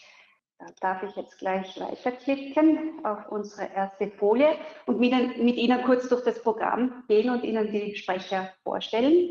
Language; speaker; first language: German; native; German